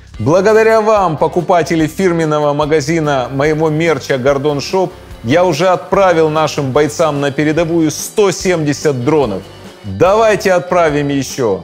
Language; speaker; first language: Russian; native; Russian